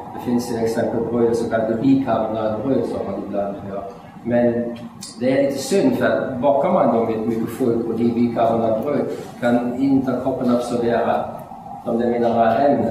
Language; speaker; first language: Swedish; non-native, fluent; German